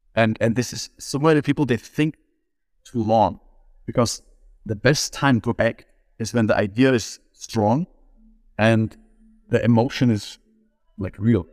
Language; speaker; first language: English; non-native, fluent; German